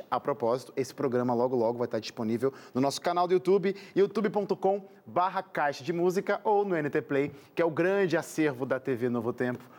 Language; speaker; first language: Portuguese; native; Portuguese